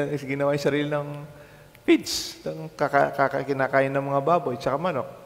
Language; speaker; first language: Filipino; non-native, local second language; Pampanga